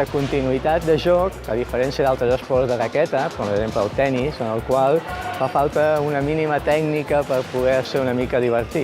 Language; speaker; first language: Catalan; native; Catalan